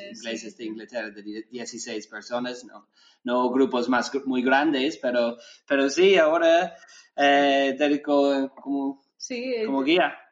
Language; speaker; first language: Spanish; non-native, learner; English